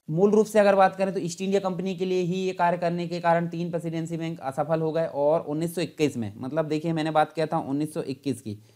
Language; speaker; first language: Hindi; native; Hindi